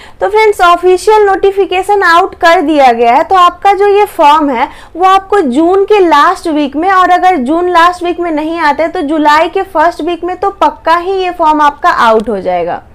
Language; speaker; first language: Hindi; native; Hindi